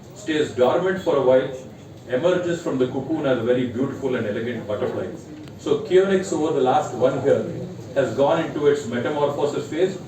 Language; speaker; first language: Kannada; native; Kannada